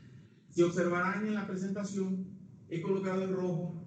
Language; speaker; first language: Spanish; native; Spanish